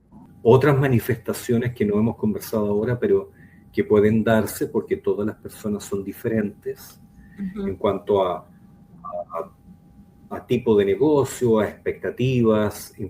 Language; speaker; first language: Spanish; native; Spanish